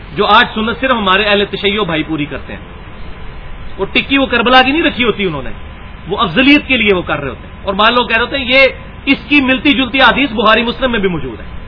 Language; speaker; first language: Urdu; non-native, local second language; Punjabi